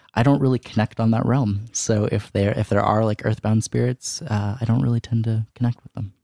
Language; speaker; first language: English; native; English